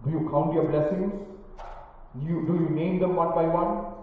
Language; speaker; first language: English; non-native, local second language; Malayalam